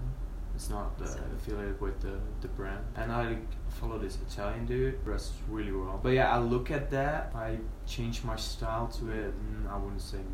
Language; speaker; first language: English; non-native, fluent; Dutch